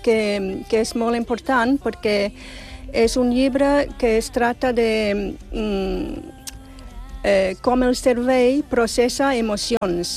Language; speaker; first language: Catalan; non-native, fluent; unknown